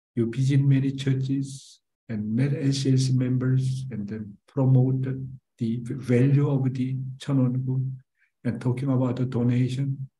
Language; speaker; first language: English; non-native, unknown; Korean